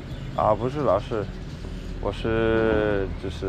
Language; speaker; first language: Chinese; non-native, fluent; English